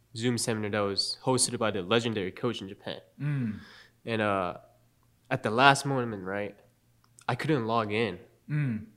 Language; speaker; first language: English; non-native, fluent; Japanese